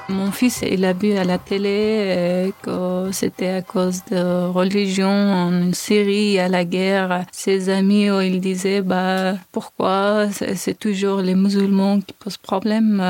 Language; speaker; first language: French; non-native, learner; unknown